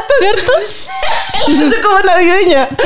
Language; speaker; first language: Spanish; native; Spanish